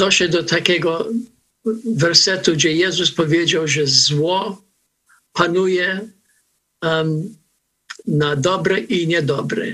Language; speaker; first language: Polish; early bilingual, heritage; Polish